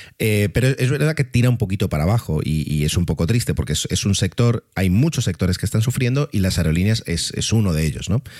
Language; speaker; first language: Spanish; native; Spanish